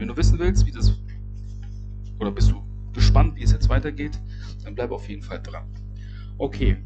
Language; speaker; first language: German; native; German